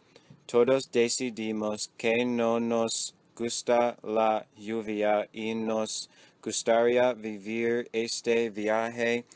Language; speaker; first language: Spanish; non-native, learner; English